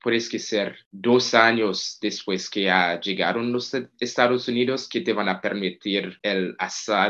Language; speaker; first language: Spanish; non-native, fluent; Haitian Creole